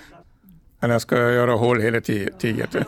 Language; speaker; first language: Swedish; non-native, learner; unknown